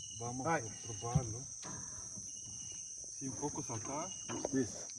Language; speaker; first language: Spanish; non-native, learner; Turkish